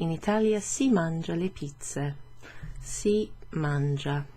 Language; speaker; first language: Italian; non-native, fluent; English